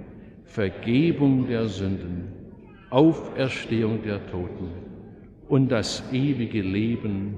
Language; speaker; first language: German; native; German